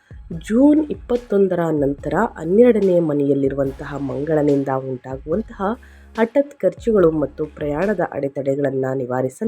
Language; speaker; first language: Kannada; native; Kannada